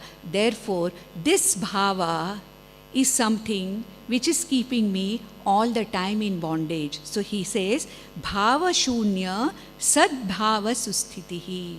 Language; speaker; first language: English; non-native, local second language; Konkani